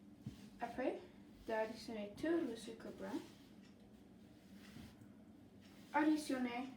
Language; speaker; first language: French; non-native, learner; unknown